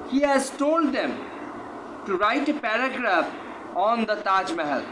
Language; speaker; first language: English; non-native, local second language; Bangla